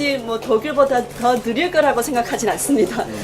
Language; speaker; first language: Korean; native; Korean